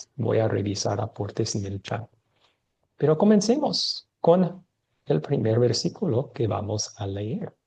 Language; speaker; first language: Spanish; non-native, fluent; English